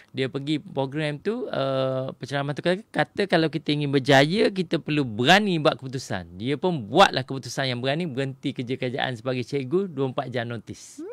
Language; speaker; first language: Malay; native; Malay